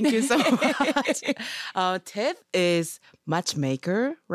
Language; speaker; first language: English; non-native, learner; Japanese